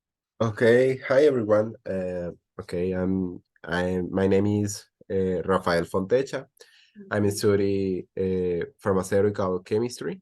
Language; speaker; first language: English; non-native, learner; Spanish